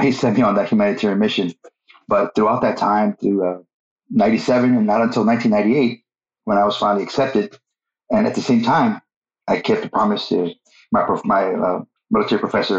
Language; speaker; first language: English; native; English